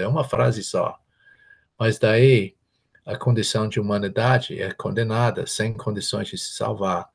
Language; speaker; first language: Portuguese; non-native, fluent; English